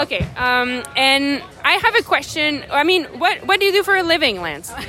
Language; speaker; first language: English; non-native, fluent; French